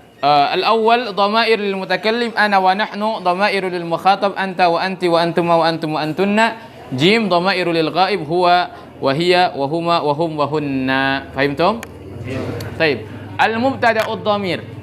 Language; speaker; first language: Arabic; non-native, fluent; Indonesian